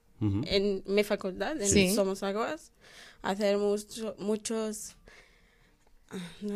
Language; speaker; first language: Spanish; non-native, learner; Arabic